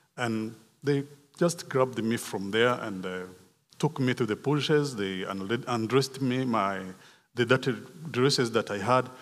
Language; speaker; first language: English; non-native, local second language; Kinyarwanda